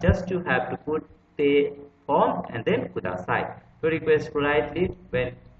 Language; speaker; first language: English; non-native, local second language; Nepali